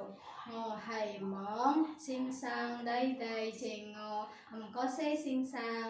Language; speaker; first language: Cantonese; non-native, learner; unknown